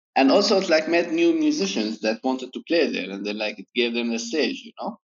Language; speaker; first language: English; non-native, fluent; Arabic